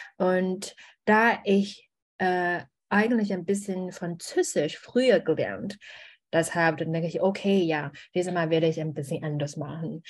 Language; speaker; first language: German; non-native, learner; Chinese